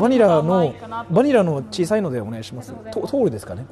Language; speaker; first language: Japanese; native; Japanese